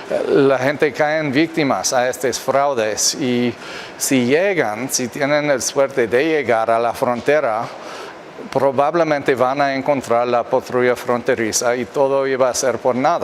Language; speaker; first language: Spanish; non-native, fluent; English